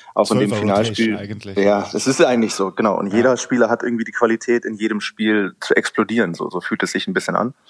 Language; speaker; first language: German; native; German